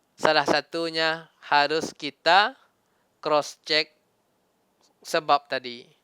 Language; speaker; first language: Malay; non-native, local second language; Minangkabau